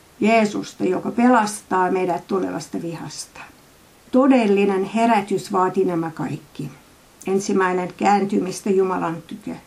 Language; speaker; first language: Finnish; non-native, fluent; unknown